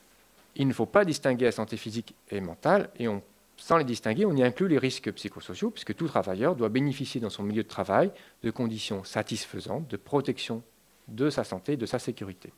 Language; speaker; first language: French; native; French